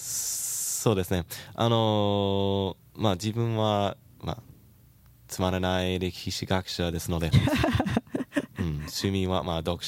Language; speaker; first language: Japanese; non-native, learner; English